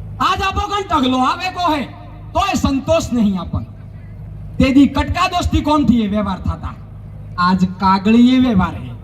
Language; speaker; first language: Gujarati; non-native, local second language; Bhili